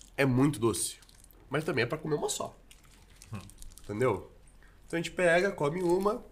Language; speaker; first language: Portuguese; native; Portuguese